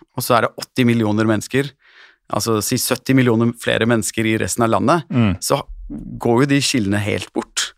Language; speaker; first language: Norwegian; early bilingual, other home language; Turkish